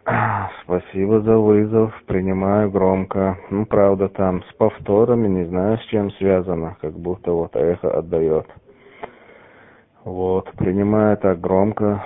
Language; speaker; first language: Russian; native; Russian